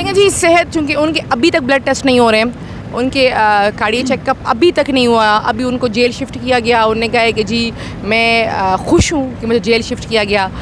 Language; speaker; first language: Urdu; non-native, local second language; Pashto